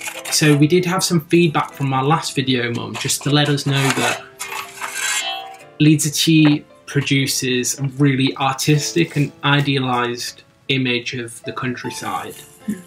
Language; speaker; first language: English; native; English